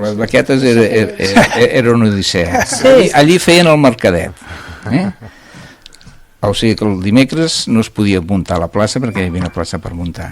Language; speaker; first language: Catalan; native; Catalan